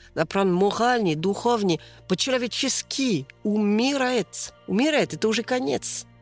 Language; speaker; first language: Russian; non-native, fluent; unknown